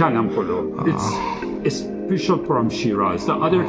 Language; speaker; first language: English; non-native, learner; Persian